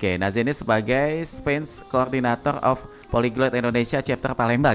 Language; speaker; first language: Indonesian; native; Indonesian